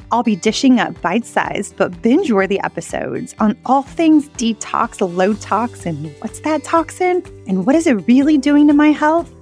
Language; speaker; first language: English; native; English